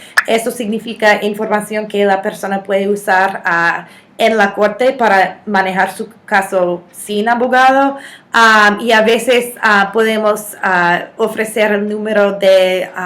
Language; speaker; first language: Spanish; non-native, fluent; English